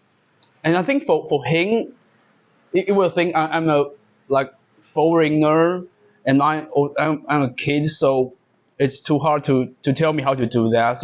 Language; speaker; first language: English; non-native, learner; Chinese